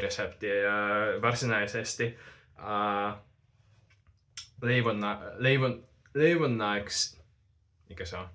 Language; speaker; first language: Finnish; non-native, fluent; Russian